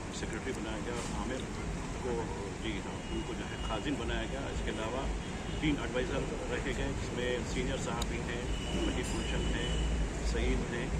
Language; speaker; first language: Hindi; non-native, local second language; Urdu